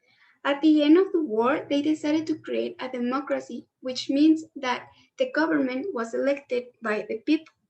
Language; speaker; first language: English; non-native, learner; Spanish